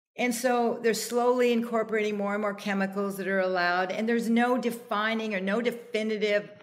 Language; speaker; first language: English; native; English